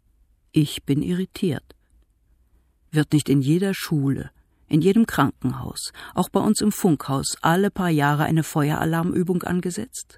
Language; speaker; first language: German; native; German